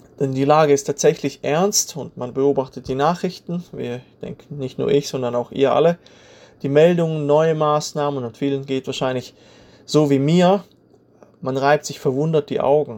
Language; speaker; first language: German; native; German